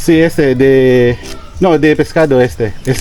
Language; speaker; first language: Spanish; non-native, learner; Filipino